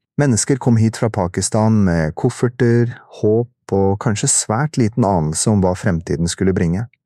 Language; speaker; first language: Norwegian; early bilingual, other home language; Urdu